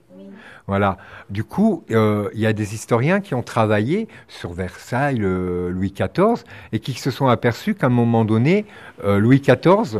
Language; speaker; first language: French; native; French